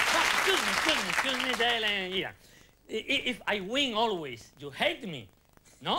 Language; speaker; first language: English; non-native, learner; Spanish